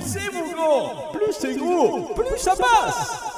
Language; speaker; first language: French; native; French